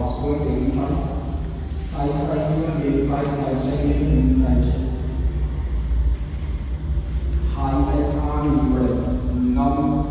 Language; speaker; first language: Vietnamese; non-native, learner; Hindi